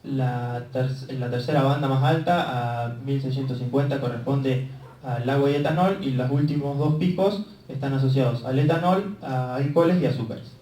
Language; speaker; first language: Spanish; native; Spanish